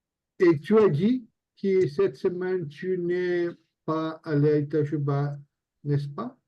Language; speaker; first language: French; non-native, learner; Portuguese